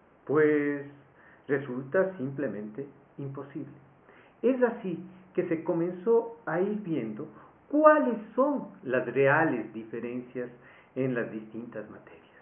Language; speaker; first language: Spanish; native; Spanish